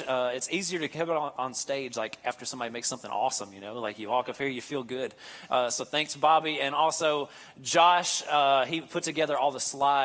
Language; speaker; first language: English; native; English